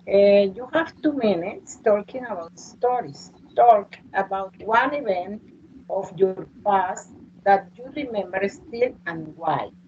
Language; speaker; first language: English; non-native, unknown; Spanish